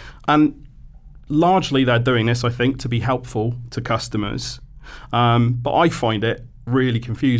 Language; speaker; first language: English; native; English